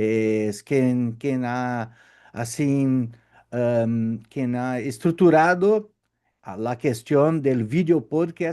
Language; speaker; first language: Spanish; non-native, fluent; Portuguese